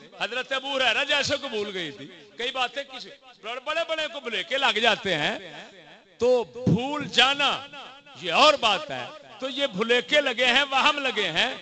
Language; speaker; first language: Urdu; non-native, local second language; Punjabi